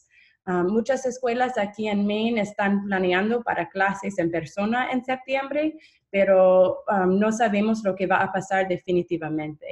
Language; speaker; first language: Spanish; non-native, fluent; English